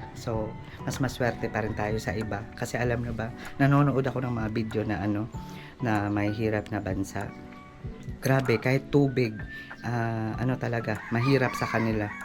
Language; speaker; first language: Filipino; non-native, local second language; Waray